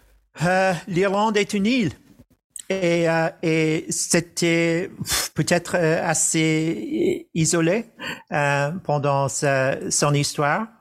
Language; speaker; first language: French; non-native, fluent; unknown